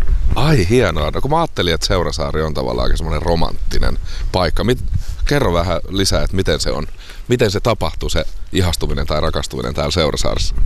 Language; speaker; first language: Finnish; native; Finnish